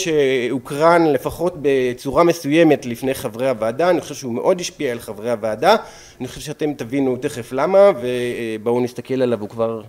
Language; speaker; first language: Hebrew; native; Hebrew